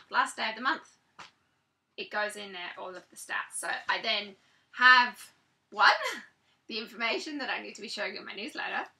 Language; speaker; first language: English; native; English